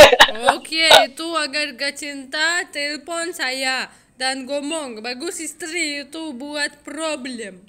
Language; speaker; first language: Indonesian; non-native, learner; Russian